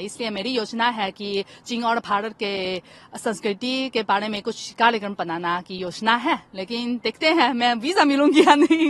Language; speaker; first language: Hindi; non-native, fluent; Chinese